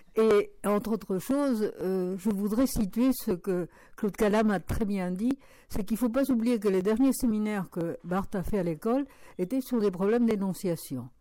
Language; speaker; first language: French; non-native, fluent; Spanish